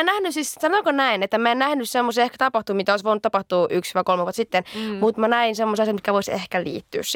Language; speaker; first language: Finnish; native; Finnish